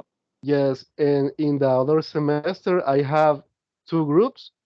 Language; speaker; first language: English; non-native, learner; Spanish